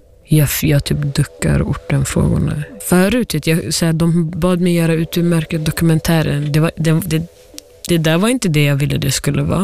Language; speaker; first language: Swedish; native; Swedish